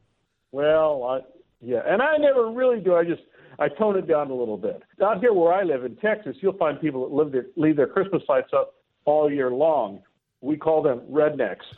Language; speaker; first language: English; native; English